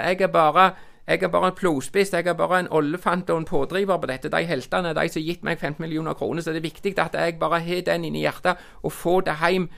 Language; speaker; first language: Norwegian; native; Norwegian